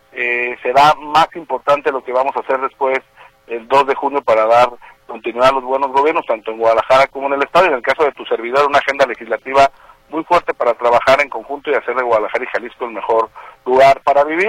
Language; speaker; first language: Spanish; native; Spanish